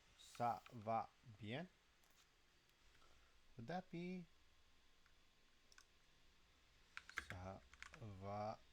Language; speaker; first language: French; non-native, learner; English